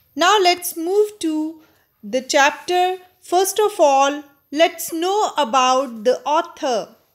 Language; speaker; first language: English; non-native, local second language; Punjabi